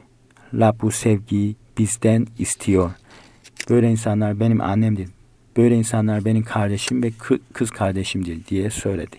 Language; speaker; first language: Turkish; non-native, learner; Korean